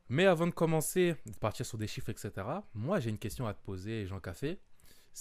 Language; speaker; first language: French; native; French